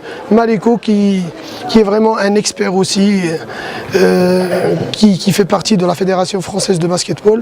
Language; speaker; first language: French; non-native, local second language; Arabic